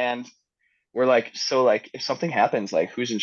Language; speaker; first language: English; native; English